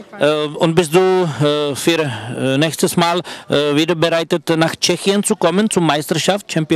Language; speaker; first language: German; non-native, learner; Czech